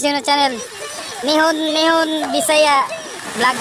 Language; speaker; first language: Japanese; non-native, learner; Cebuano